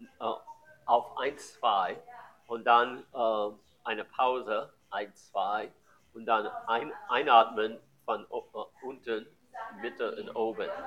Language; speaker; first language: German; non-native, learner; English